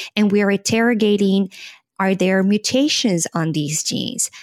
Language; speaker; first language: English; non-native, fluent; Spanish